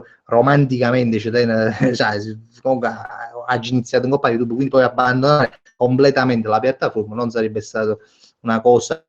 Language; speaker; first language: Italian; native; Italian